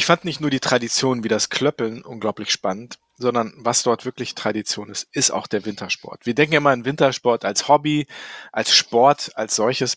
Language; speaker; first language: German; native; German